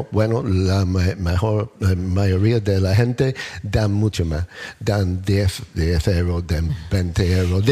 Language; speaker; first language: Spanish; non-native, learner; English